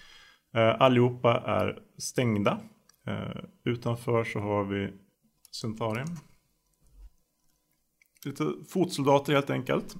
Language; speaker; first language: Swedish; native; Swedish